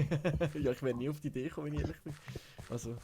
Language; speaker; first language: German; native; German